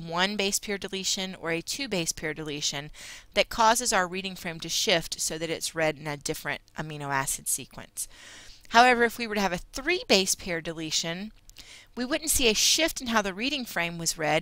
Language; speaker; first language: English; native; English